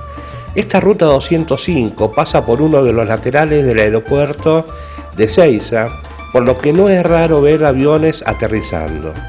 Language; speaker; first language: Spanish; native; Spanish